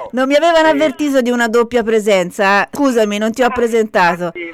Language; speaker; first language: Italian; native; Italian